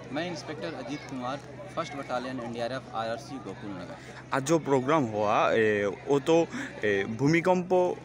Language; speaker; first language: Hindi; native; Hindi